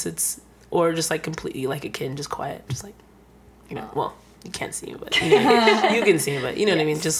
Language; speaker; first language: English; native; English